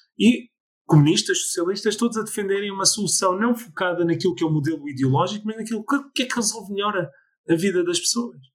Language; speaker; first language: Portuguese; early bilingual, other home language; English